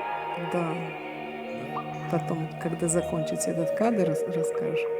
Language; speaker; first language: Russian; non-native, fluent; Serbian